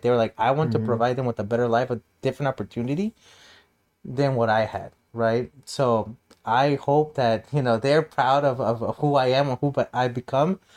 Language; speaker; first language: English; early bilingual, other home language; Spanish